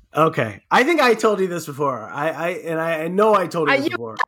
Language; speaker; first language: English; early bilingual, other home language; German